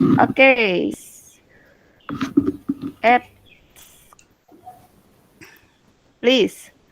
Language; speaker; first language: English; non-native, learner; Indonesian